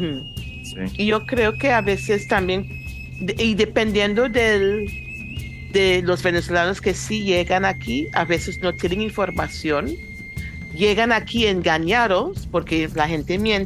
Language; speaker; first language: Spanish; non-native, fluent; English